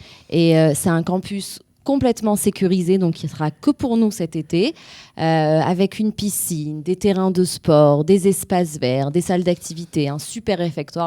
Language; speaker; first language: French; native; French